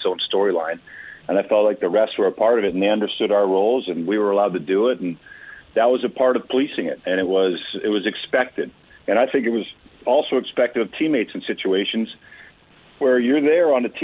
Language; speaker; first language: English; native; English